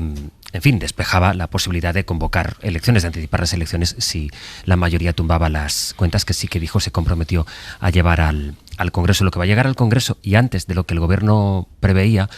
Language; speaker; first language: Spanish; native; Spanish